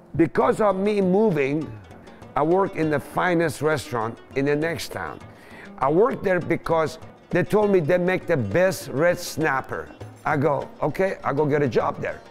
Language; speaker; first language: English; non-native, fluent; Persian